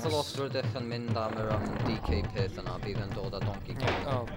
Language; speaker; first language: Welsh; non-native, local second language; English